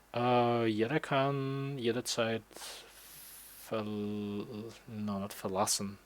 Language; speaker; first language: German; non-native, learner; English